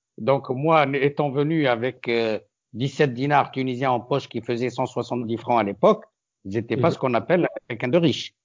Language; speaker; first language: French; non-native, local second language; Arabic